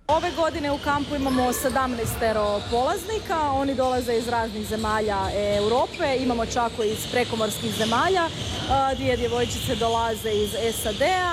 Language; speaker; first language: Serbian; native; Serbian